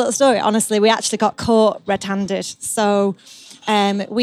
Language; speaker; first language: English; native; English